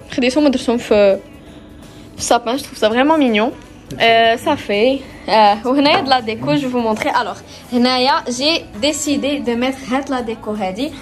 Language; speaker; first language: Arabic; early bilingual, other home language; French